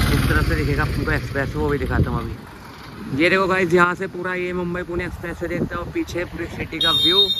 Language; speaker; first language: Hindi; native; Hindi